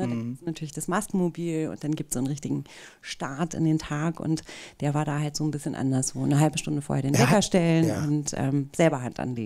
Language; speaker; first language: German; native; German